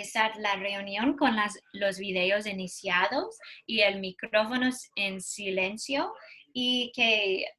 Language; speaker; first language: Spanish; non-native, learner; English